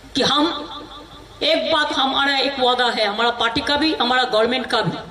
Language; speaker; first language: Hindi; non-native, local second language; Bangla